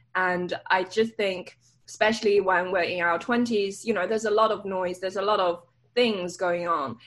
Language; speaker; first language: English; native; English